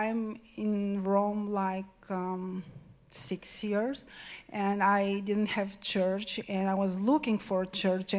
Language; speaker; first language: English; non-native, fluent; Bulgarian